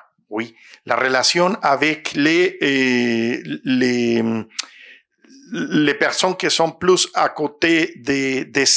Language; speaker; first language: French; non-native, fluent; Spanish